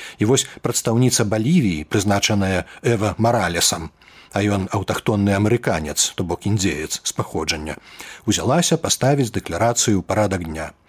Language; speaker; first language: Belarusian; native; Belarusian